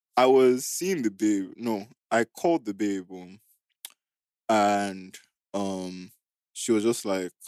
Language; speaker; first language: English; non-native, local second language; Igbo